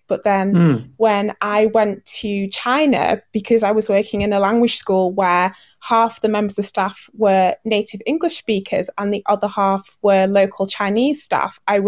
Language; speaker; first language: English; native; English